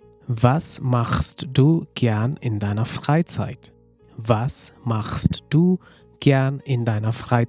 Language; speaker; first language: German; non-native, fluent; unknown